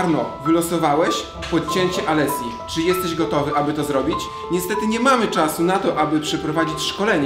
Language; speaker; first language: Polish; native; Polish